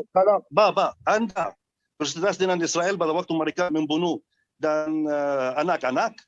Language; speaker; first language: Indonesian; non-native, fluent; Arabic